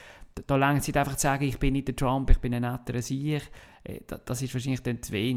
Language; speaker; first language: German; native; German